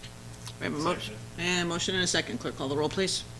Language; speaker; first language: English; native; English